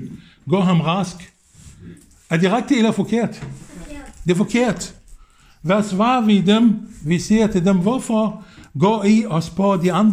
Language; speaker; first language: Danish; non-native, fluent; Arabic